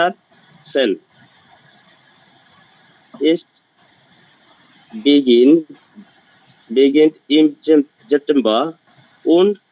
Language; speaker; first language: German; non-native, learner; Bangla